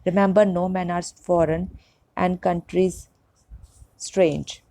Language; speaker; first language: English; non-native, local second language; Punjabi